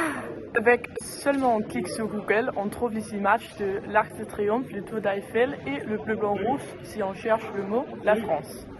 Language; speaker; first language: French; non-native, learner; Danish